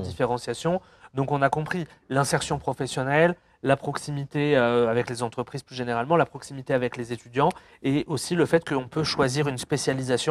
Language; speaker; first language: French; native; French